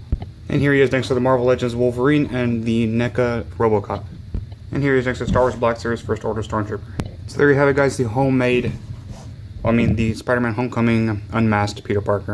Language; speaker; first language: English; native; English